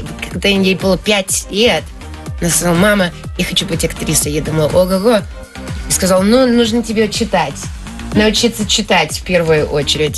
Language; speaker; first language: Russian; early bilingual, heritage; Russian